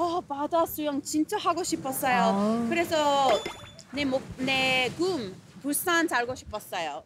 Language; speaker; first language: Korean; non-native, learner; English